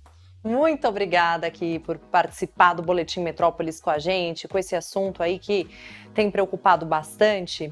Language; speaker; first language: Portuguese; native; Portuguese